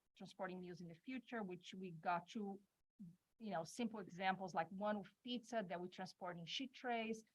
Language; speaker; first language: English; non-native, fluent; Portuguese